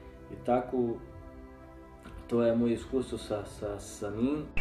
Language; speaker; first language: Croatian; non-native, learner; Portuguese